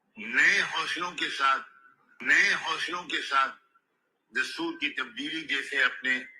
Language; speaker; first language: Urdu; native; Urdu